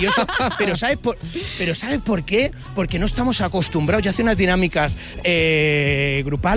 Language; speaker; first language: Spanish; native; Spanish